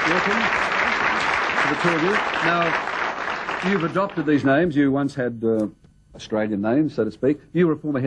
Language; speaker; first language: English; native; English